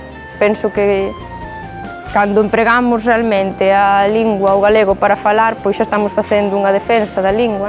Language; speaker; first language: Galician; native; Galician